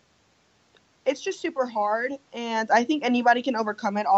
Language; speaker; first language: English; early bilingual, other home language; Spanish